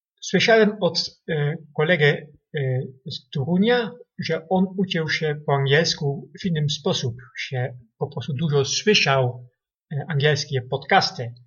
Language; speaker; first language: Polish; non-native, learner; Dutch